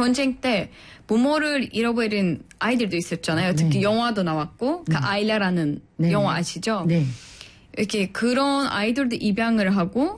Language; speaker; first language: Korean; non-native, fluent; Turkish